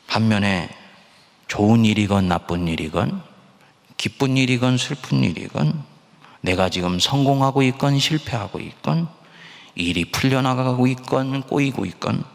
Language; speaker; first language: Korean; native; Korean